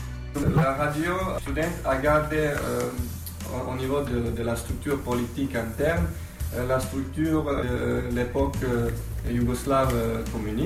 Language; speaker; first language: French; non-native, fluent; Slovenian